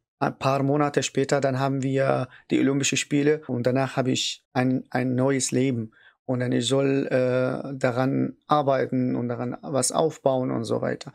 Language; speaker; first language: German; non-native, learner; Arabic